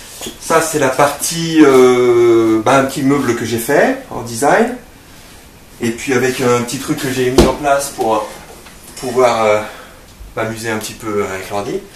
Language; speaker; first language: French; native; French